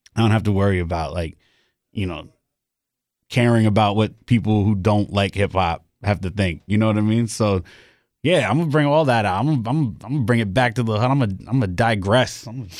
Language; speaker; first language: English; native; English